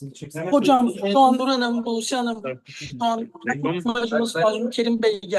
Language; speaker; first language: Turkish; native; Turkish